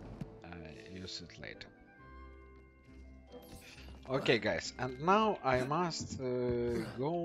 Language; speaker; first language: English; non-native, learner; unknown